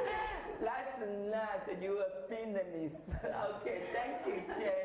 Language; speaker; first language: English; non-native, fluent; Chinese